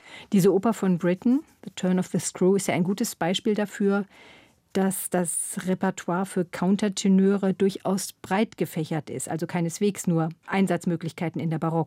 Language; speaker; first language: German; native; German